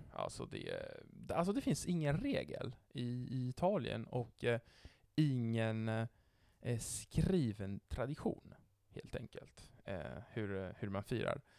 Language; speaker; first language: Swedish; non-native, fluent; Italian